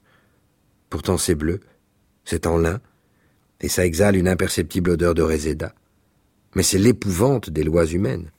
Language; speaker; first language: French; native; French